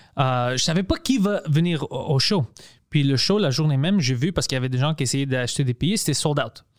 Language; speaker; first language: French; non-native, local second language; English